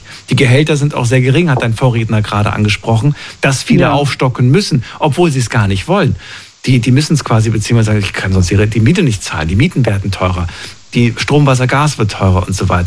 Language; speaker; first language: German; native; German